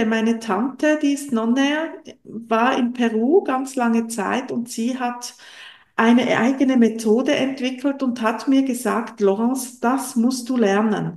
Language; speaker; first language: German; non-native, local second language; French